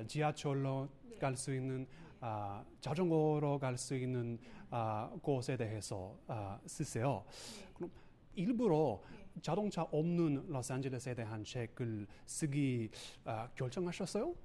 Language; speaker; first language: Korean; non-native, learner; English